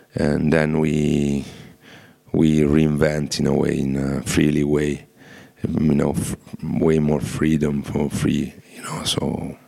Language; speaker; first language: English; non-native, fluent; Italian